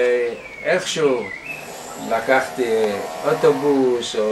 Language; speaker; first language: Hebrew; non-native, fluent; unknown